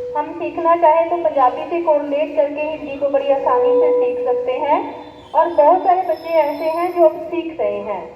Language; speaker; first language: Hindi; non-native, local second language; Punjabi